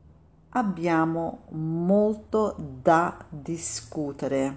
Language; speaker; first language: Italian; non-native, fluent; English